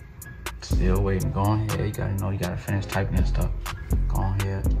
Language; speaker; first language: English; native; English